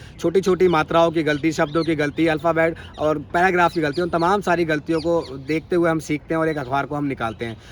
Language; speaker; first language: Hindi; native; Hindi